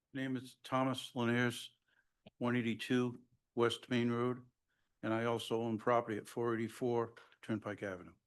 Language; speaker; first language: English; native; English